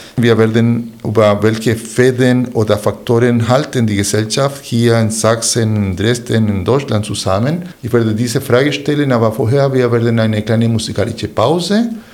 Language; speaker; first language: German; non-native, fluent; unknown